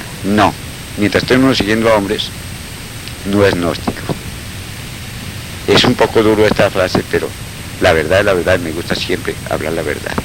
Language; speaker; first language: Spanish; native; Spanish